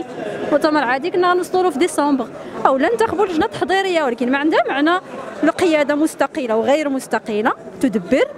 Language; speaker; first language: Arabic; native; Arabic